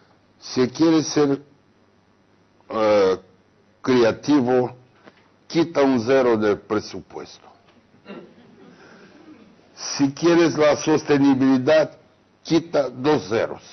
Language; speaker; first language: Spanish; non-native, fluent; Portuguese